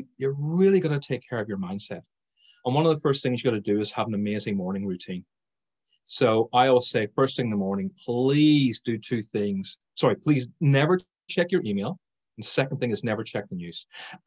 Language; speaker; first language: English; native; English